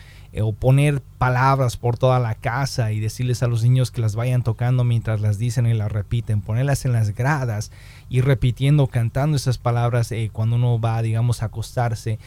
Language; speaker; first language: Spanish; native; Spanish